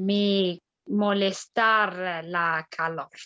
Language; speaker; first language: Spanish; non-native, learner; French